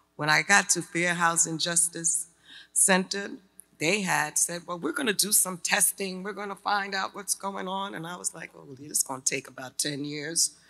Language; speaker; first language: English; native; English